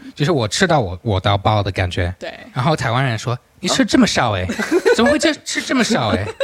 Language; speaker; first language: Chinese; non-native, fluent; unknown